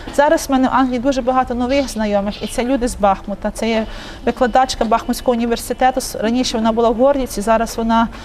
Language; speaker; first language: Ukrainian; native; Ukrainian